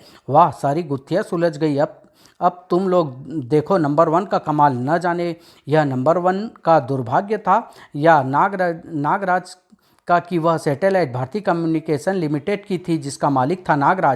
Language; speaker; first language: Hindi; native; Hindi